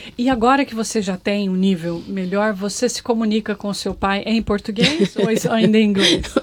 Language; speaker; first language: Portuguese; native; Portuguese